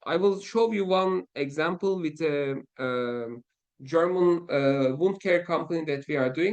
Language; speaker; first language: English; non-native, fluent; Turkish